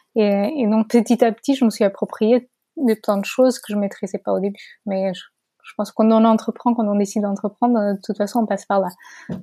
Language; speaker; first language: French; non-native, fluent; Portuguese